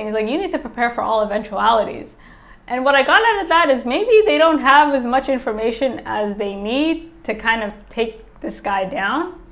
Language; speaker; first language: English; native; English